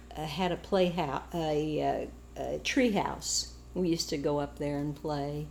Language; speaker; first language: English; native; English